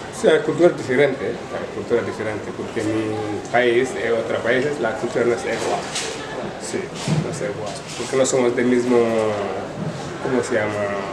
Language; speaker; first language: Spanish; non-native, learner; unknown